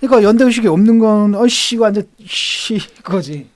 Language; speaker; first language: Korean; native; Korean